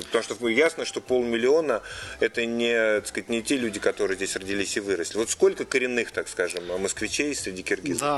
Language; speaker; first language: Russian; native; Russian